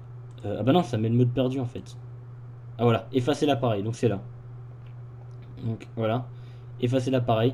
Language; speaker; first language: French; native; French